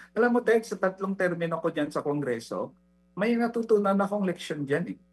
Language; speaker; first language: Filipino; non-native, local second language; Hiligaynon